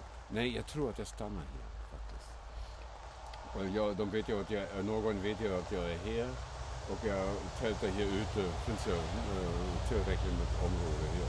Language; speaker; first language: Swedish; non-native, fluent; German